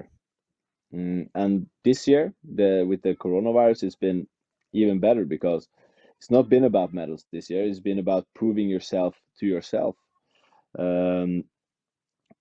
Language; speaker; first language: English; non-native, fluent; Norwegian